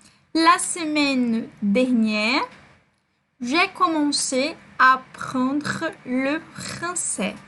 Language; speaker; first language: French; non-native, fluent; Portuguese